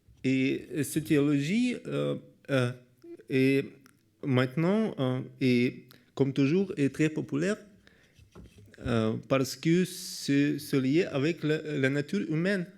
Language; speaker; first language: French; non-native, learner; Russian